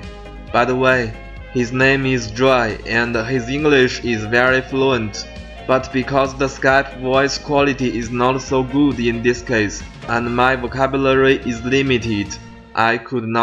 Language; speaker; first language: English; non-native, learner; Chinese